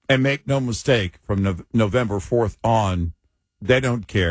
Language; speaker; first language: English; native; English